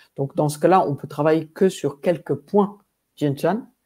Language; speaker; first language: French; non-native, fluent; English